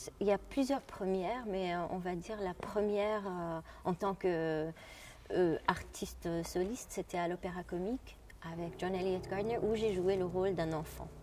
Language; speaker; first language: French; non-native, fluent; Arabic